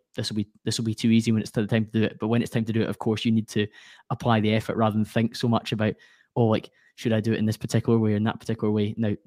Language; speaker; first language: English; native; English